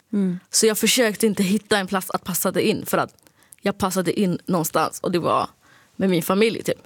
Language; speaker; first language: Swedish; early bilingual, other home language; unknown